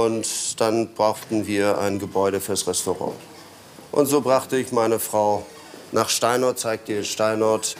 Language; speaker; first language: German; non-native, fluent; Polish